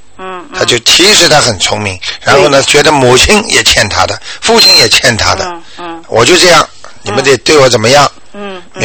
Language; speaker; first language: Chinese; native; Chinese